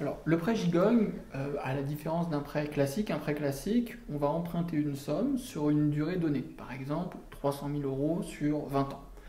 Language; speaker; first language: French; native; French